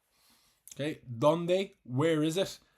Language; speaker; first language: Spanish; non-native, fluent; English